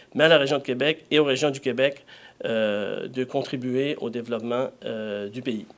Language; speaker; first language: French; native; French